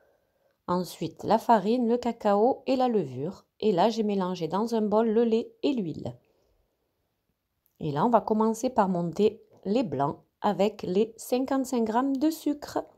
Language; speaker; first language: French; native; French